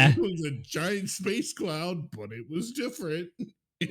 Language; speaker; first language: English; native; English